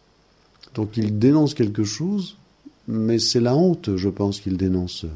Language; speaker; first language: French; native; French